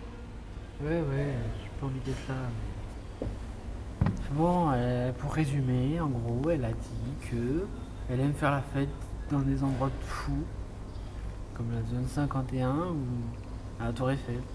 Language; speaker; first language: French; native; French